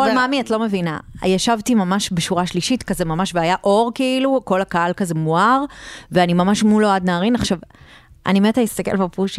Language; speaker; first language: Hebrew; native; Hebrew